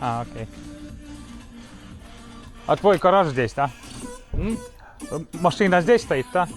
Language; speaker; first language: Russian; non-native, fluent; Estonian